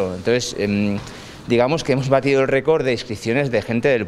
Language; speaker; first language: Spanish; native; Spanish